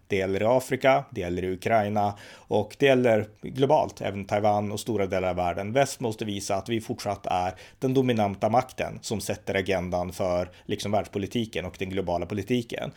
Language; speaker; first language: Swedish; native; Swedish